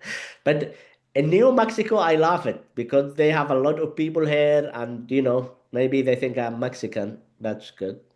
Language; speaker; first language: English; non-native, learner; Arabic